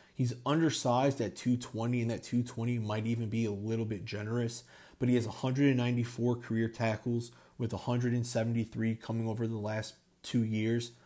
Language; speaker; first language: English; native; English